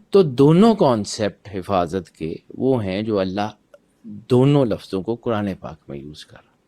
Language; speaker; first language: Urdu; non-native, local second language; Punjabi